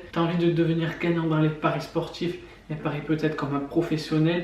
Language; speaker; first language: French; native; French